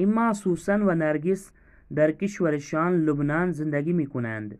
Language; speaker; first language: Persian; non-native, fluent; Urdu